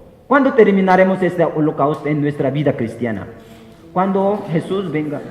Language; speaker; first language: Spanish; non-native, fluent; Korean